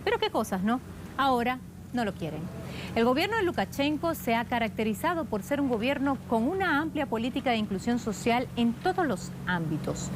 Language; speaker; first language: Spanish; native; Spanish